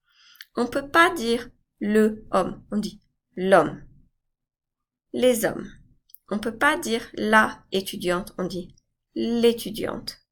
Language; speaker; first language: French; non-native, fluent; English